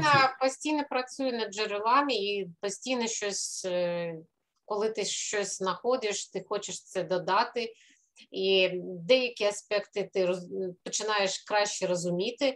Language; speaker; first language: Ukrainian; non-native, fluent; Russian